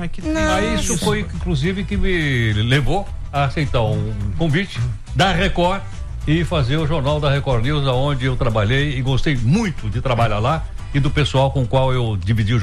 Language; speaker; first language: Portuguese; native; Portuguese